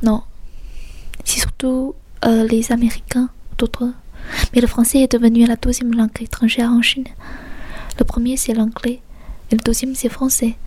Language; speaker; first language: French; non-native, fluent; Chinese